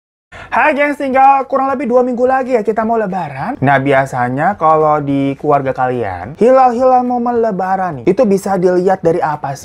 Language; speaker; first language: Indonesian; native; Indonesian